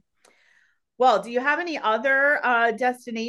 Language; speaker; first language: English; native; English